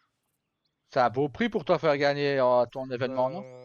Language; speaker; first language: French; native; French